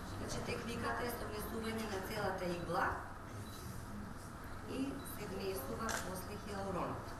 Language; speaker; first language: Macedonian; native; Macedonian